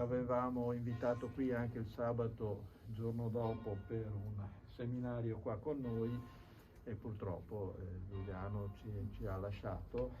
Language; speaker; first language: Italian; native; Italian